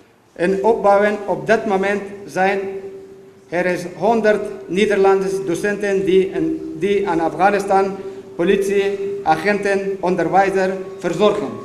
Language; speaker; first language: Dutch; non-native, fluent; Persian